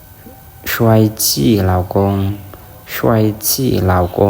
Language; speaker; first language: Chinese; non-native, learner; Lao